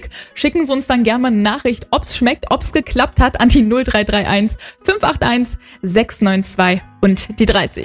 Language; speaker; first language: German; native; German